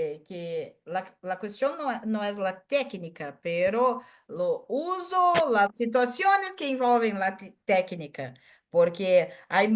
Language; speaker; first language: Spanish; non-native, learner; Portuguese